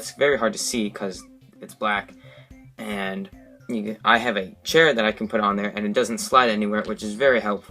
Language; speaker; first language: English; native; English